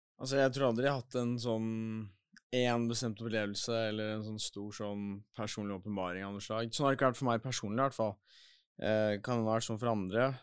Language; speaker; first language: Norwegian; native; Norwegian